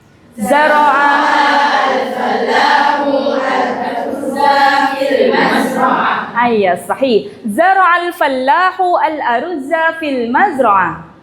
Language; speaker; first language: Arabic; non-native, fluent; Indonesian